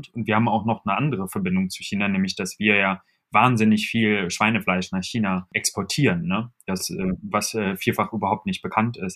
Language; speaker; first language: German; native; German